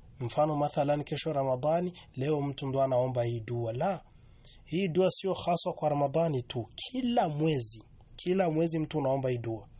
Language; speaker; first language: Swahili; native; Swahili